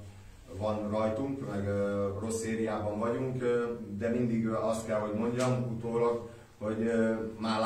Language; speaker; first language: Hungarian; native; Hungarian